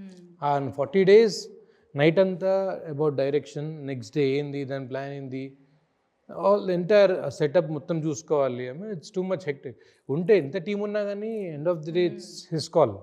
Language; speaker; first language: Telugu; native; Telugu